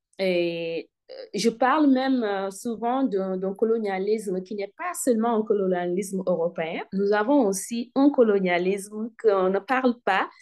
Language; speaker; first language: French; non-native, local second language; Wolof